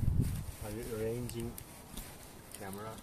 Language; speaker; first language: English; non-native, learner; Turkish